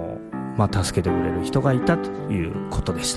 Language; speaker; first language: Japanese; native; Japanese